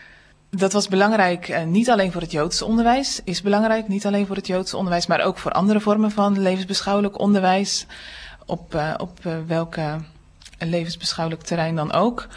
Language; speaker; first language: Dutch; native; Dutch